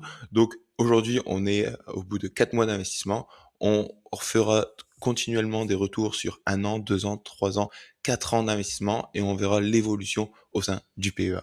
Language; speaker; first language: French; native; French